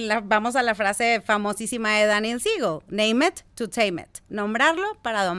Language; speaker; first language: Spanish; native; Spanish